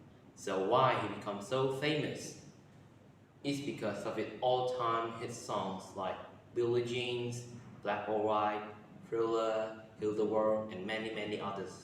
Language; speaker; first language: English; non-native, learner; Vietnamese